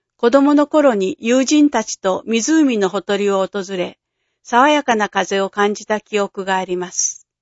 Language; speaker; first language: Japanese; native; Japanese